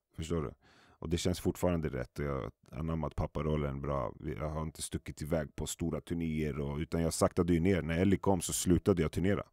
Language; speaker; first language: Swedish; early bilingual, other home language; Arabic